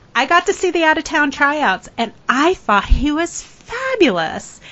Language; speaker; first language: English; native; English